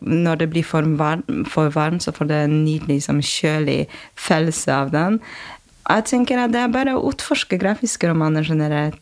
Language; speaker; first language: Norwegian; non-native, fluent; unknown